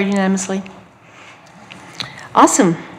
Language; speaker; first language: English; native; English